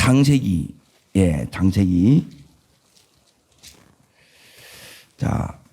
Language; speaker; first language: Korean; native; Korean